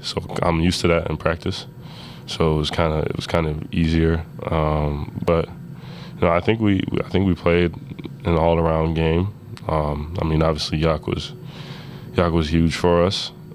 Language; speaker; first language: English; native; English